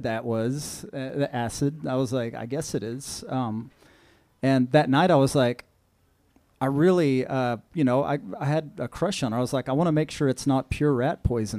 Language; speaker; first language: English; native; English